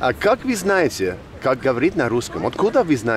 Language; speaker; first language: Russian; non-native, learner; English